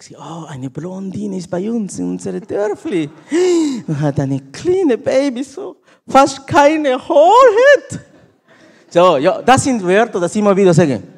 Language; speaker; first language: German; non-native, learner; Spanish